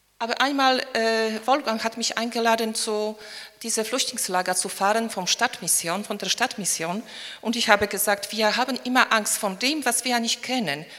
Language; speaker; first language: German; non-native, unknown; Polish